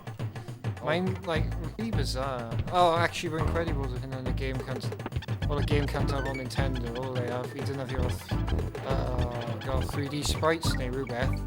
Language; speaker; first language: Welsh; non-native, local second language; English